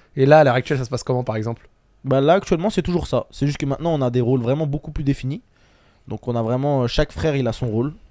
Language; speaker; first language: French; early bilingual, other home language; Chechen